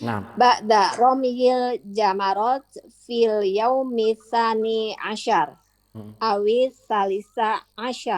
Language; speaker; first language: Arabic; non-native, learner; Indonesian